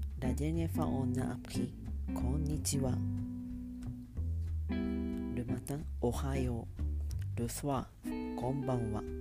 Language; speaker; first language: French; non-native, fluent; Japanese